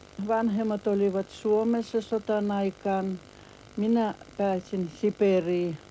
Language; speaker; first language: Finnish; early bilingual, heritage; Finnish